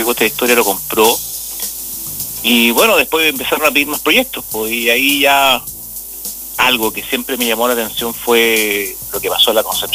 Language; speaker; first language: Spanish; native; Spanish